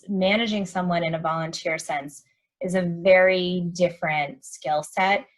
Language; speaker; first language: English; native; English